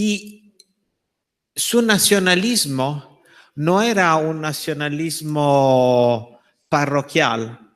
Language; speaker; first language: Spanish; non-native, fluent; Italian